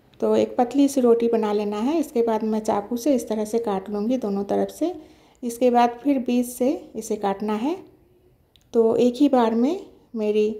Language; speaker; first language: Hindi; non-native, local second language; Bangla